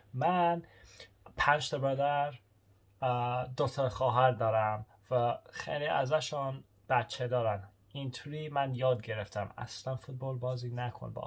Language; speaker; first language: Persian; early bilingual, heritage; Persian